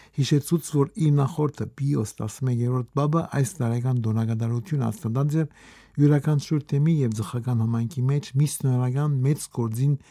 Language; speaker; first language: Armenian; native; Armenian